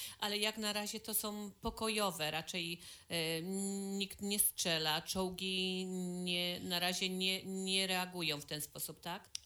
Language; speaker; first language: Polish; native; Polish